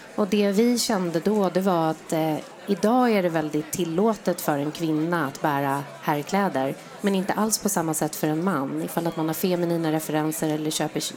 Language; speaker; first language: Swedish; native; Swedish